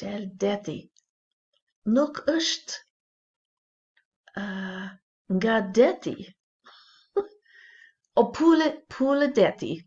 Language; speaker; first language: Albanian; non-native, learner; English